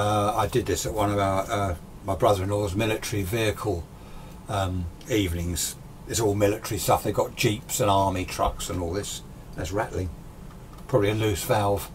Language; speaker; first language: English; native; English